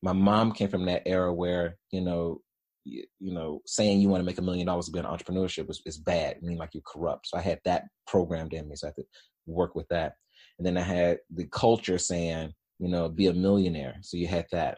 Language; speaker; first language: English; native; English